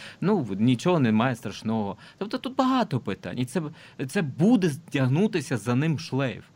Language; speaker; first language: Ukrainian; non-native, local second language; Russian